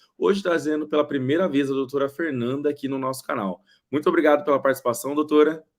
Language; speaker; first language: Portuguese; native; Portuguese